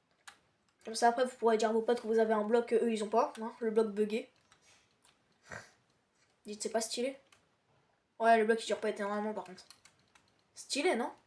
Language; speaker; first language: French; native; French